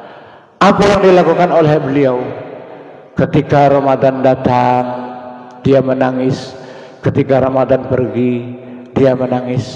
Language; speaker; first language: Indonesian; native; Indonesian